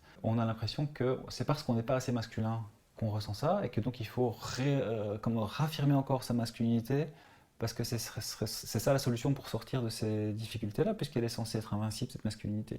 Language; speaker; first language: French; native; French